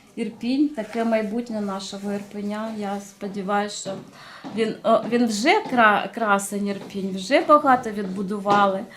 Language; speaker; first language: Ukrainian; non-native, local second language; Russian